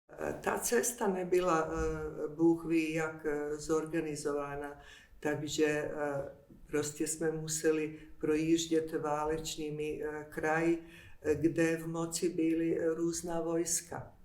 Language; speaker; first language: Czech; non-native, fluent; Bosnian